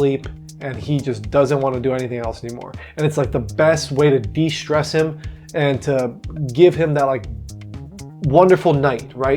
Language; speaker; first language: English; native; English